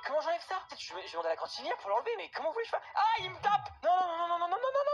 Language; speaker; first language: French; native; French